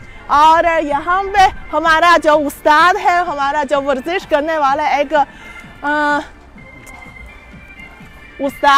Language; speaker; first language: Hindi; non-native, fluent; Chinese